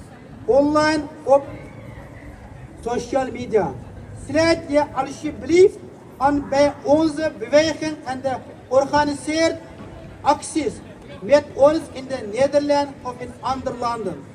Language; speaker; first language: Dutch; non-native, learner; Uyghur